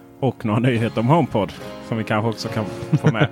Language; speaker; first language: Swedish; native; Swedish